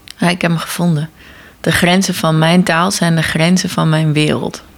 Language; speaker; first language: Dutch; native; Dutch